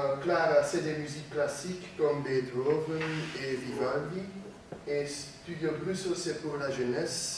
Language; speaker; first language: French; non-native, learner; Dutch